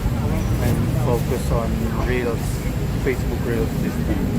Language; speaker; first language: English; non-native, fluent; Thai